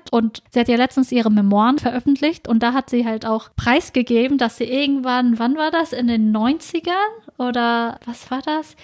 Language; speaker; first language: German; early bilingual, other home language; Vietnamese